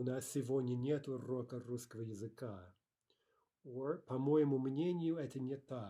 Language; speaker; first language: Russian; non-native, fluent; English